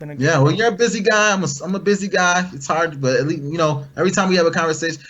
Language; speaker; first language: English; native; English